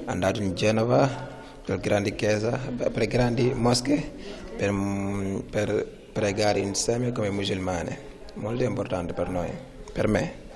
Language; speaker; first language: Italian; non-native, learner; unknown